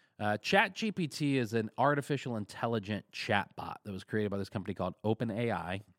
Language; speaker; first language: English; native; English